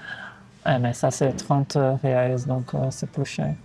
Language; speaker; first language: French; non-native, fluent; Portuguese